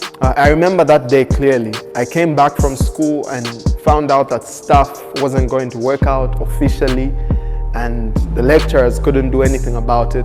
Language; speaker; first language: English; non-native, local second language; Bemba